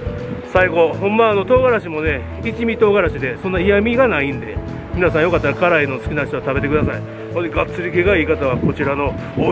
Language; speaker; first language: Japanese; native; Japanese